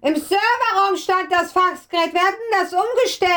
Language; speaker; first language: German; native; German